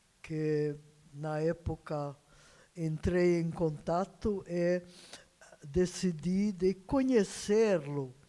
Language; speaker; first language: Portuguese; non-native, fluent; Hungarian